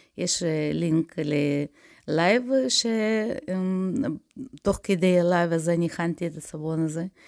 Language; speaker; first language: Hebrew; non-native, fluent; Russian